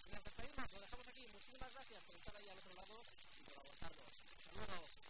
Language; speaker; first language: Spanish; native; Spanish